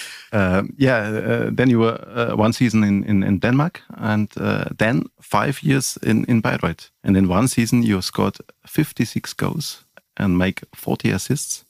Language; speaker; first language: English; non-native, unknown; German